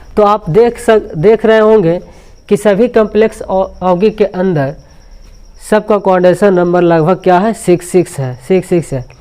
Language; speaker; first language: Hindi; native; Hindi